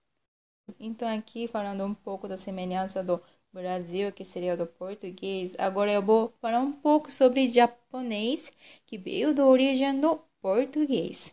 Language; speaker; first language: Portuguese; non-native, local second language; Japanese